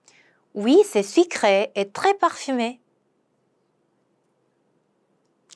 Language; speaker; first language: French; non-native, fluent; Korean